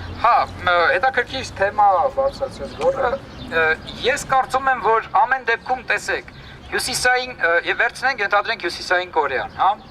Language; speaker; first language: Armenian; native; Armenian